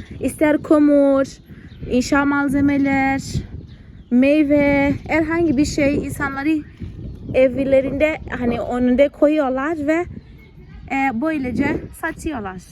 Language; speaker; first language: Turkish; non-native, fluent; Portuguese